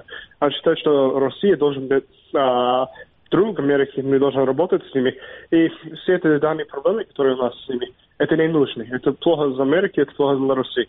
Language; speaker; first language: Russian; non-native, fluent; English